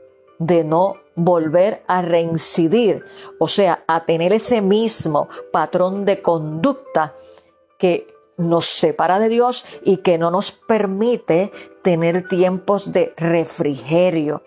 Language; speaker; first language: Spanish; native; Spanish